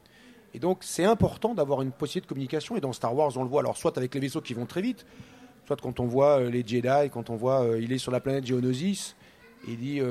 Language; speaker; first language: French; native; French